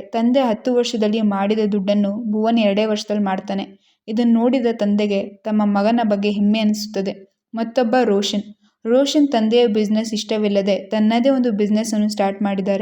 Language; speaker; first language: Kannada; native; Kannada